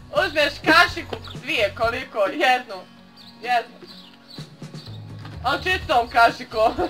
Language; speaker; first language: Croatian; native; Croatian